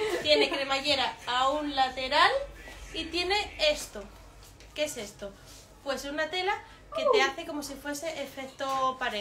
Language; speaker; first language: Spanish; native; Spanish